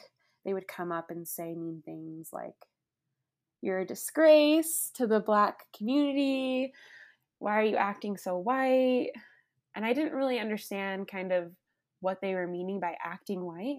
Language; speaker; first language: English; native; English